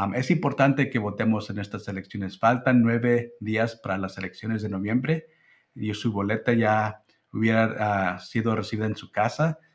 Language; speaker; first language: Spanish; early bilingual, heritage; Spanish